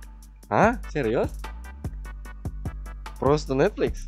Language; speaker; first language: Russian; non-native, learner; Indonesian